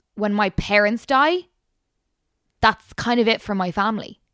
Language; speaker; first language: English; native; English